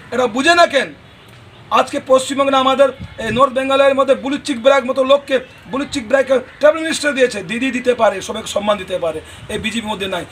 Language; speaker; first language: Bangla; non-native, local second language; Nepali